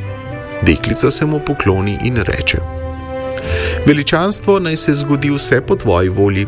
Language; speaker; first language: Slovenian; native; Slovenian